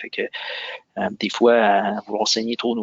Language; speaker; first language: French; native; French